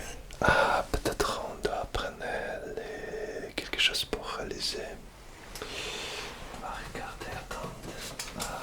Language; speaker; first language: French; non-native, learner; Russian